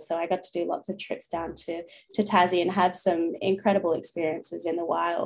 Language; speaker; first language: English; native; English